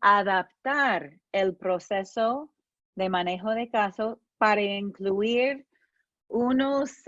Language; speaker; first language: Spanish; non-native, fluent; English